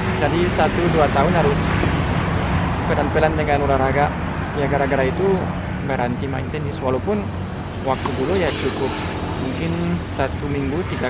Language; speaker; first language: Indonesian; non-native, fluent; French